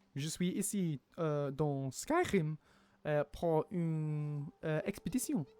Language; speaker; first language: French; non-native, learner; English